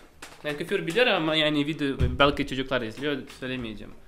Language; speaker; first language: Turkish; non-native, fluent; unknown